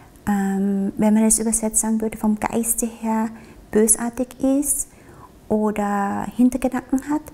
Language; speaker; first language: German; early bilingual, other home language; Vietnamese